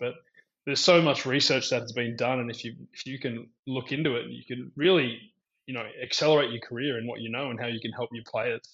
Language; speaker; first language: English; native; English